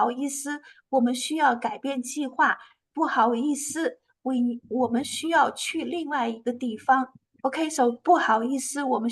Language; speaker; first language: Chinese; early bilingual, heritage; Chinese